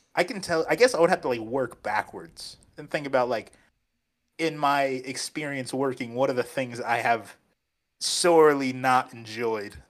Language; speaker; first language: English; native; English